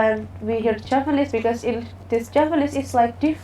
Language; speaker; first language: English; non-native, learner; Indonesian